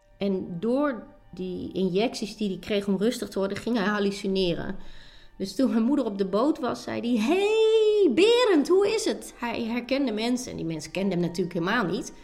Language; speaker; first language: Dutch; native; Dutch